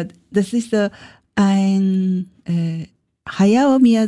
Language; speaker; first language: German; non-native, learner; Japanese